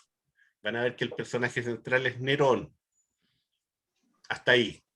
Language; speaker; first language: Spanish; native; Spanish